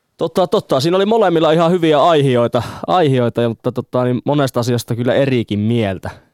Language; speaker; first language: Finnish; native; Finnish